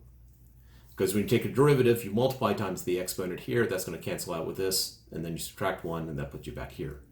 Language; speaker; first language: English; native; English